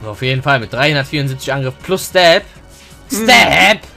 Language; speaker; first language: German; native; German